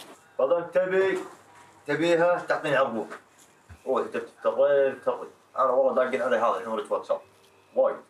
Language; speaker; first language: Arabic; native; Arabic